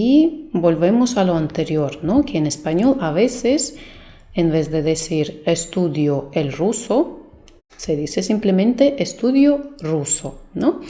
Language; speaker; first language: Spanish; non-native, fluent; Russian